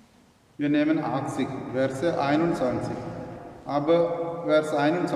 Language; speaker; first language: German; non-native, learner; Malayalam